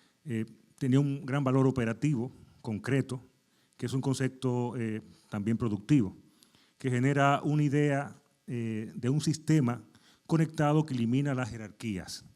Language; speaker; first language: Spanish; native; Spanish